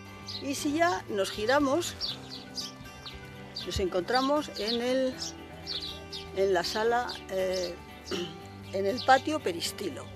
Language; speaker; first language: Spanish; native; Spanish